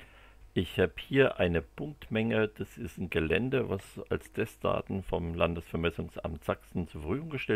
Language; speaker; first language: German; native; German